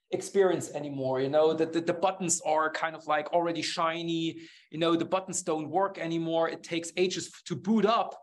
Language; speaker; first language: English; non-native, fluent; German